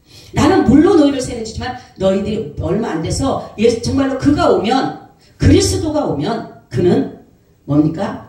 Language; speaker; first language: Korean; native; Korean